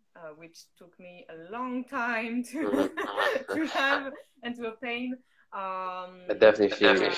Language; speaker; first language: English; non-native, fluent; French